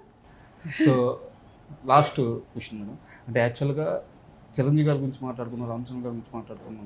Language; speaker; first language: Telugu; native; Telugu